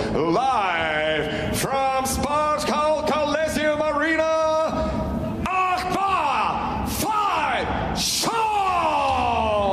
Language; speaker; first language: English; non-native, fluent; Russian